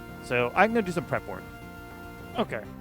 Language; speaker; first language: English; native; English